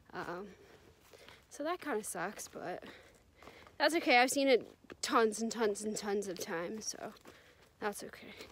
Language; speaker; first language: English; native; English